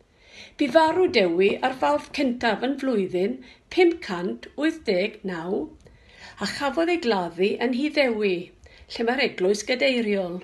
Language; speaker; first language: Welsh; non-native, local second language; English